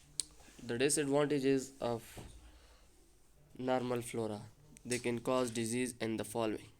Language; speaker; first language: English; non-native, local second language; Urdu